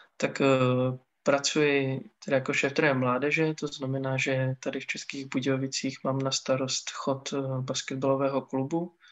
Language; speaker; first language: Czech; non-native, local second language; Romany